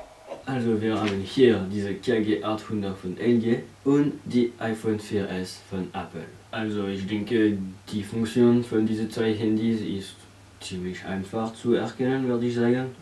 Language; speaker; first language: German; non-native, learner; French